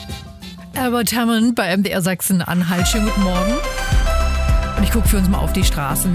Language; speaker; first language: German; native; German